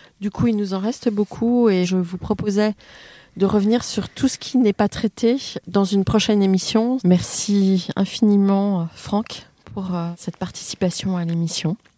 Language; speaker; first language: French; native; French